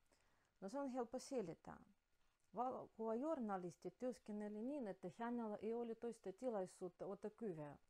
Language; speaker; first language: Finnish; non-native, fluent; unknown